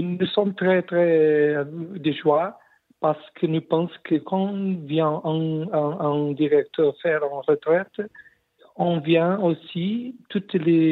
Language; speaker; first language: French; non-native, learner; Portuguese